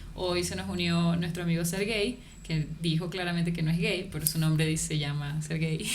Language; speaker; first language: Spanish; native; Spanish